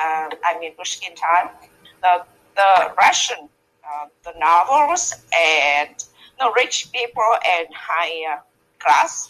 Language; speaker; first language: English; non-native, learner; Vietnamese